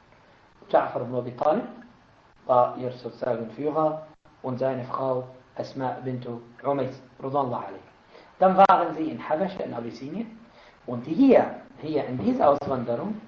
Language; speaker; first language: German; non-native, fluent; Arabic